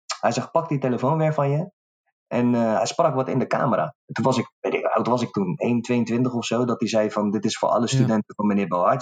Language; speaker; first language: Dutch; early bilingual, other home language; Arabic